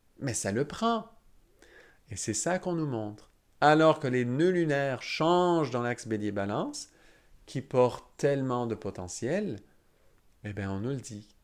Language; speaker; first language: French; native; French